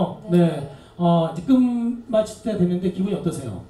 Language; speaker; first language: Korean; native; Korean